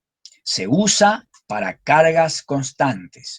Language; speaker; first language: Spanish; native; Spanish